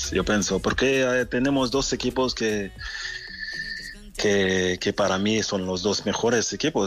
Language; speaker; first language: Spanish; non-native, fluent; French